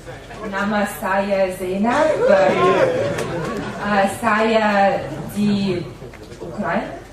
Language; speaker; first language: Indonesian; non-native, learner; Ukrainian